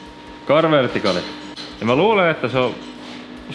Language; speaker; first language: Finnish; non-native, fluent; Swedish